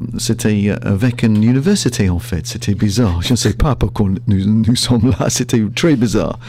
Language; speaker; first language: French; non-native, fluent; English